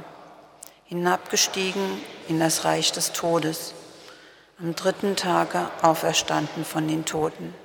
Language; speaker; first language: German; native; German